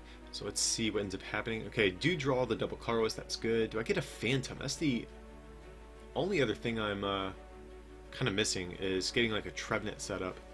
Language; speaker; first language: English; native; English